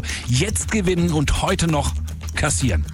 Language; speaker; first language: German; native; German